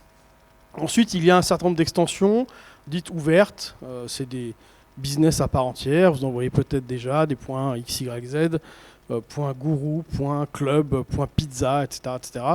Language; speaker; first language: French; native; French